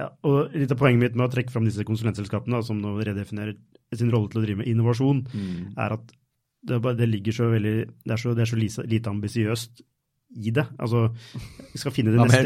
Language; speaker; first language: Norwegian; native; Norwegian